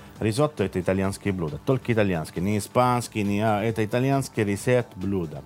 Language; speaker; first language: Russian; non-native, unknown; Italian